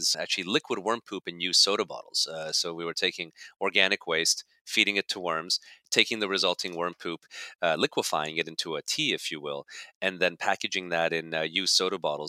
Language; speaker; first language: English; native; English